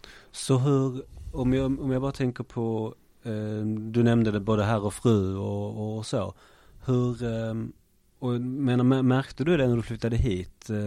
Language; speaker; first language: Swedish; native; Swedish